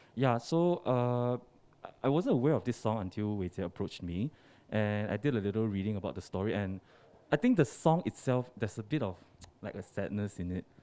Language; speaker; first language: English; non-native, local second language; Chinese